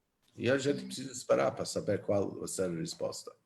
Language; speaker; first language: Portuguese; non-native, fluent; Hebrew